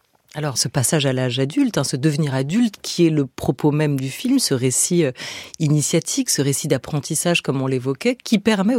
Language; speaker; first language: French; native; French